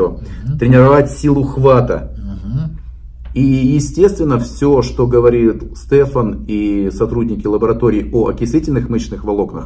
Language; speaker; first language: Russian; native; Russian